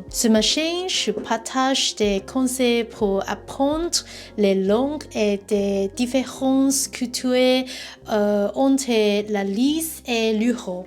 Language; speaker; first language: French; non-native, learner; Cantonese